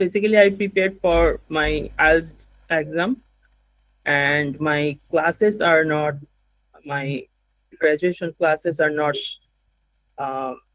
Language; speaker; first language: English; non-native, learner; Bangla